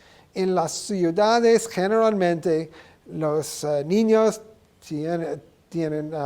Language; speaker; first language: Spanish; non-native, learner; English